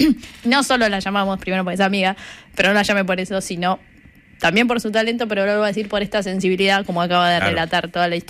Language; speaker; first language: Spanish; native; Spanish